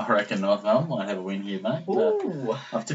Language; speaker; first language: English; native; English